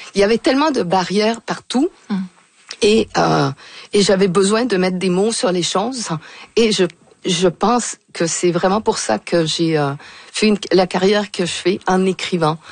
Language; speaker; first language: French; early bilingual, other home language; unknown